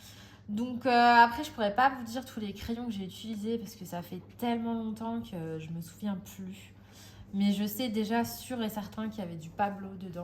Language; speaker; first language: French; native; French